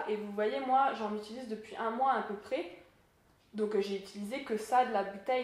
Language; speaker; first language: French; native; French